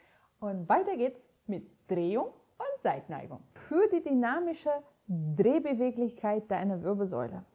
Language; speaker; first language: German; native; German